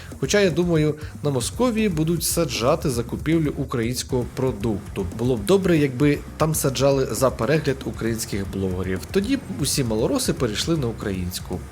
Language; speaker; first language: Ukrainian; native; Ukrainian